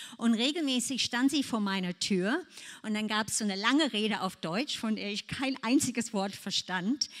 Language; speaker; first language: German; non-native, fluent; English